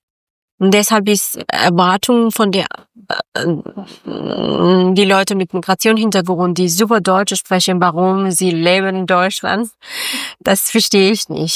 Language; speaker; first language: German; non-native, fluent; Persian